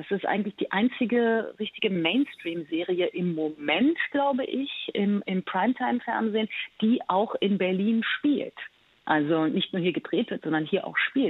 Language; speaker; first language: German; early bilingual, other home language; Persian